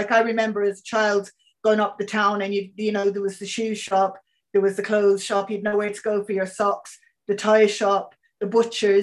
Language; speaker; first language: English; native; English